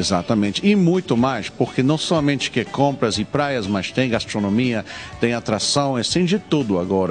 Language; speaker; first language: Portuguese; non-native, fluent; Spanish